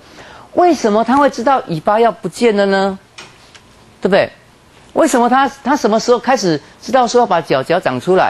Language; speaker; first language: Chinese; native; Chinese